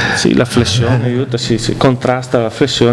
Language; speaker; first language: Italian; native; Italian